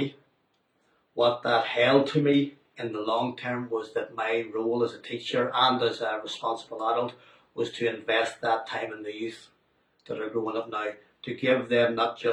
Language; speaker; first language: English; native; English